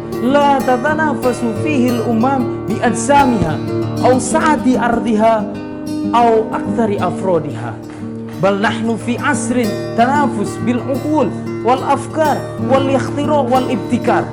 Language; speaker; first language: Arabic; non-native, fluent; Indonesian